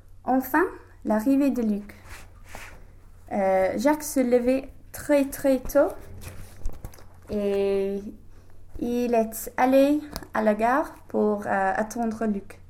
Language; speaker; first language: French; non-native, learner; English